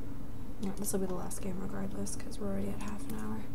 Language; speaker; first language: English; native; English